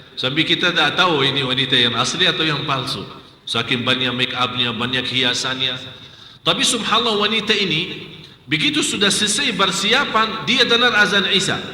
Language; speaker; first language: Malay; non-native, fluent; Arabic